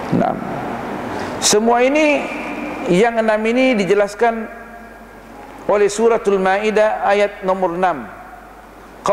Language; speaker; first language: Malay; non-native, fluent; Arabic